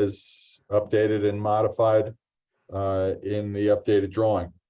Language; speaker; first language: English; native; English